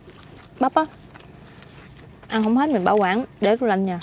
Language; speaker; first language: Vietnamese; native; Vietnamese